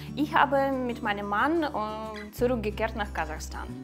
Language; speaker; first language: German; non-native, fluent; Russian